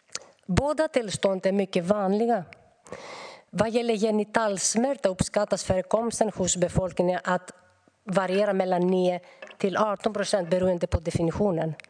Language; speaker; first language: Swedish; non-native, fluent; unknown